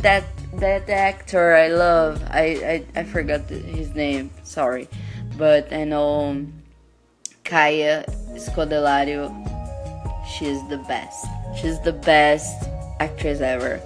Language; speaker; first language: English; non-native, learner; Portuguese